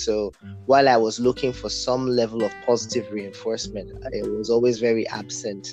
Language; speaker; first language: English; non-native, local second language; Yoruba